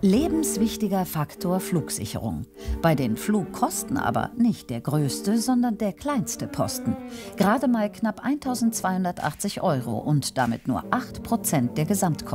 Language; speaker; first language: German; native; German